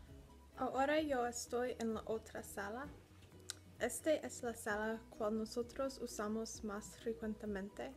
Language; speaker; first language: Spanish; non-native, learner; English